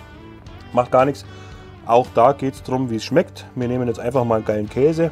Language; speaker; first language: German; native; German